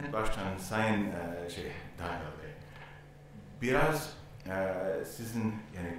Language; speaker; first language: Turkish; non-native, learner; English